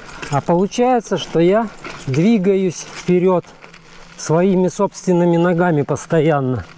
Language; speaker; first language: Russian; native; Russian